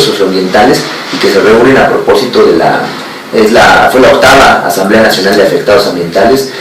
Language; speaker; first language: Spanish; native; Spanish